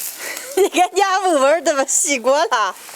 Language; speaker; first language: Chinese; native; Chinese